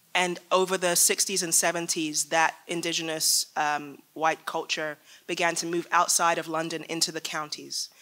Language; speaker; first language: English; native; English